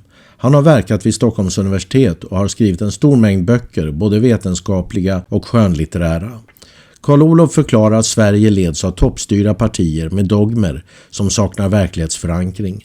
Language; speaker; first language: Swedish; native; Swedish